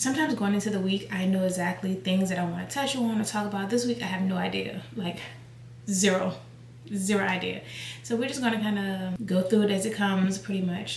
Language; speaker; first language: English; native; English